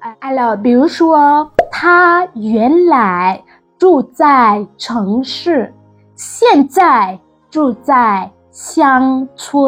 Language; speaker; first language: Chinese; non-native, fluent; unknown